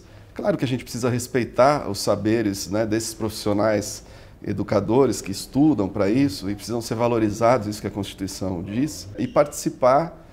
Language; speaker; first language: Portuguese; native; Portuguese